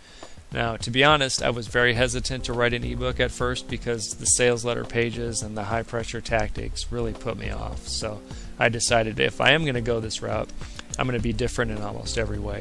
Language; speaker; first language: English; native; English